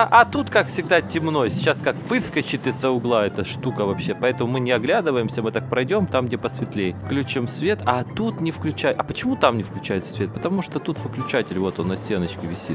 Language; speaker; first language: Russian; native; Russian